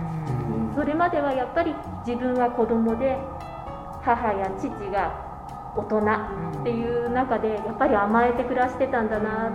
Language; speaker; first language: Japanese; native; Japanese